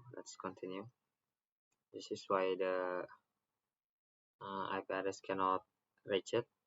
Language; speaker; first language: English; non-native, learner; Indonesian